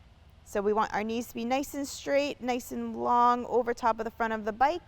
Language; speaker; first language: English; native; English